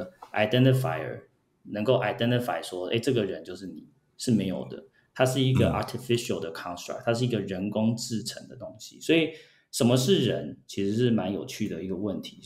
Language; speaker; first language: Chinese; early bilingual, heritage; Chinese